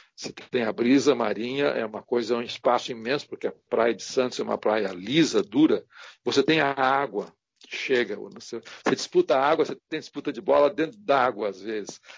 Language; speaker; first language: Portuguese; native; Portuguese